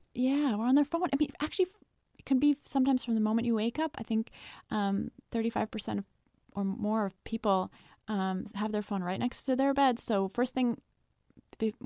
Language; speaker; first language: English; non-native, fluent; French